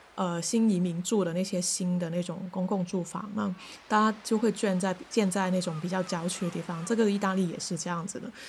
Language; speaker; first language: Chinese; non-native, local second language; Cantonese